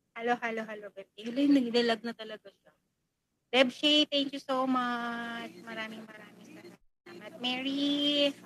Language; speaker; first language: Filipino; non-native, local second language; Hiligaynon